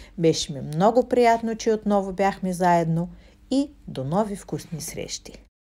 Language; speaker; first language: Bulgarian; non-native, fluent; Russian